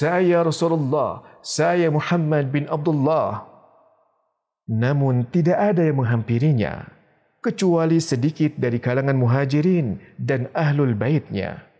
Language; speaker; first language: Indonesian; native; Indonesian